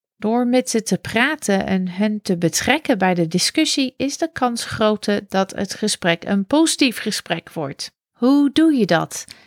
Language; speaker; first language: Dutch; non-native, fluent; English